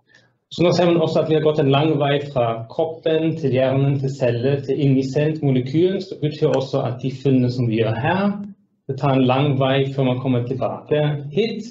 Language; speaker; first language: Norwegian; non-native, fluent; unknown